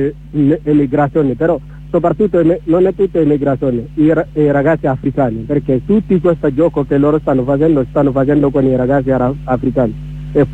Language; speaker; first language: Italian; non-native, learner; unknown